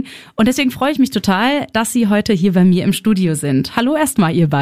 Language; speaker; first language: German; native; German